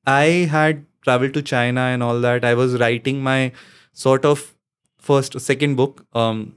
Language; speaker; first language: English; non-native, local second language; Punjabi